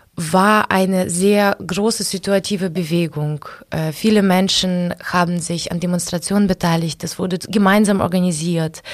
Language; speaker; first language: German; non-native, fluent; Ukrainian